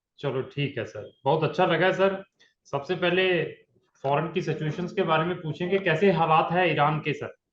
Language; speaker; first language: Hindi; non-native, local second language; Punjabi